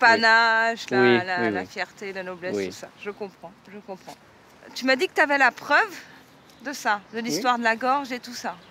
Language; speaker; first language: French; native; French